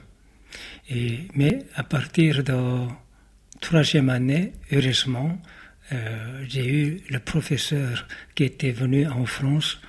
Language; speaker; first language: French; non-native, fluent; Korean